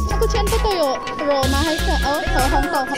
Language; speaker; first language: Chinese; non-native, fluent; Indonesian